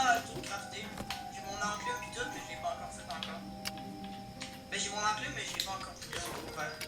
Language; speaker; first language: French; native; French